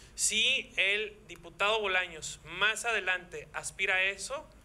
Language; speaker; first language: Spanish; native; Spanish